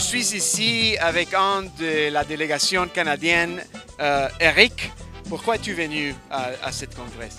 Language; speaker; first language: French; non-native, fluent; English